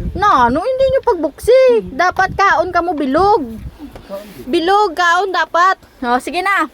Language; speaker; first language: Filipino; non-native, local second language; Hiligaynon